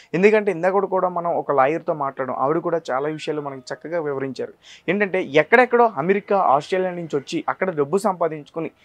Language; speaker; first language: Telugu; native; Telugu